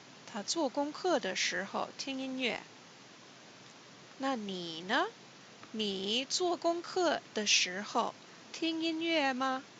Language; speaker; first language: Chinese; non-native, fluent; English